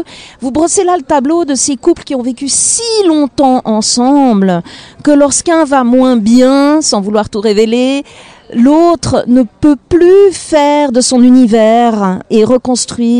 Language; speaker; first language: French; native; French